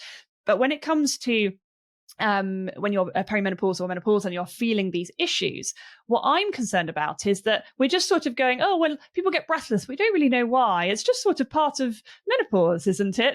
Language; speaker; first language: English; native; English